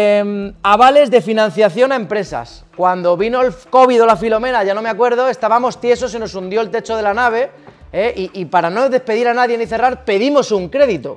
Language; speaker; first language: Spanish; native; Spanish